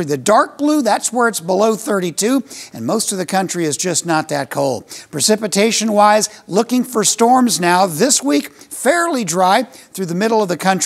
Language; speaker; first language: English; native; English